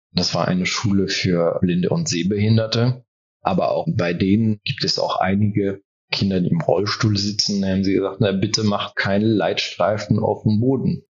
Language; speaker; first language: German; early bilingual, heritage; French